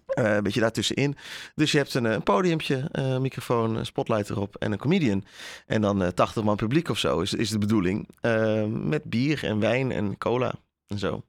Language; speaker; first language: Dutch; native; Dutch